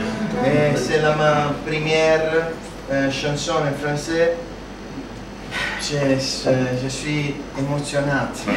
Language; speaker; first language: French; non-native, learner; Italian